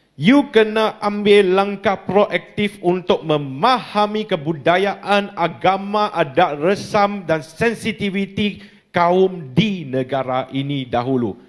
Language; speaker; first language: Malay; non-native, local second language; Chinese